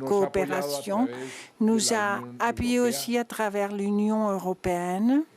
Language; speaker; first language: French; non-native, fluent; Spanish